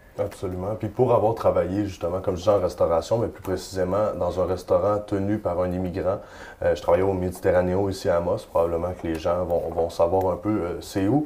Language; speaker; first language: French; native; French